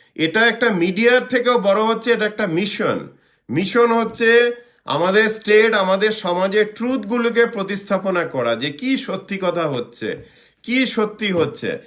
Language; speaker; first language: Bangla; native; Bangla